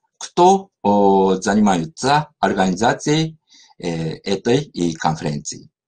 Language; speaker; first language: Russian; non-native, learner; Japanese